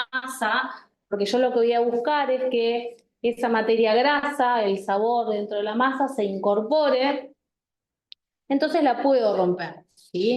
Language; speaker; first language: Spanish; native; Spanish